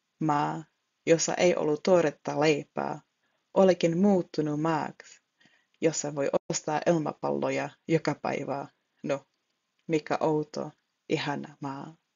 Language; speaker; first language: Finnish; non-native, fluent; Czech